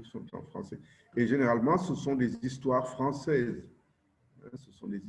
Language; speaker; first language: French; non-native, local second language; Wolof